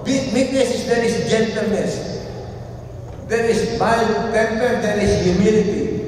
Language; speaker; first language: English; non-native, local second language; Filipino